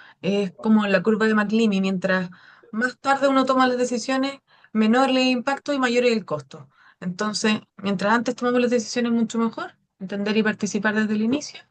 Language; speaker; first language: Spanish; native; Spanish